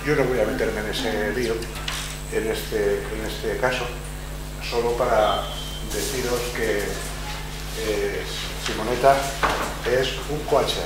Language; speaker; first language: Spanish; native; Spanish